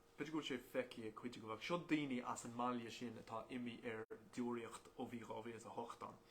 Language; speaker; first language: Irish; non-native, local second language; English